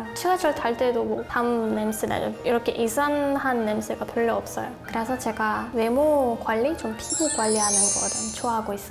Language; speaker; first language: Korean; non-native, fluent; Russian